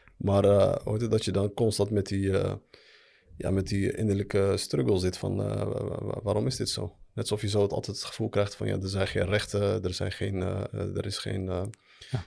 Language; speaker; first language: Dutch; early bilingual, other home language; Arabic